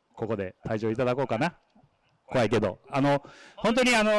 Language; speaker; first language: Japanese; native; Japanese